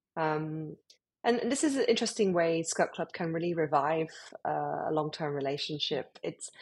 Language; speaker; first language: English; native; English